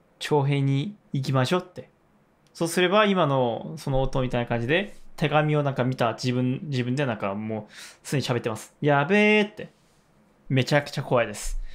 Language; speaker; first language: Japanese; non-native, fluent; Korean